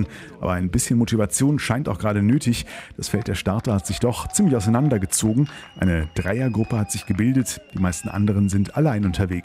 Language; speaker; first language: German; native; German